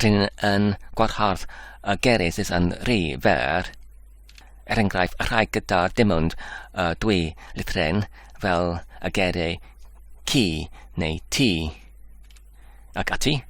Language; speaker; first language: Welsh; non-native, learner; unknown